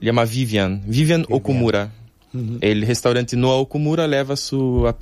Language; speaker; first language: Spanish; non-native, fluent; Portuguese